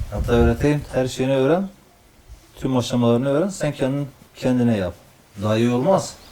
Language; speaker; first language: Turkish; native; Turkish